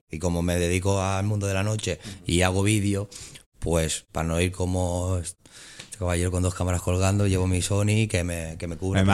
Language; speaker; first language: Spanish; native; Spanish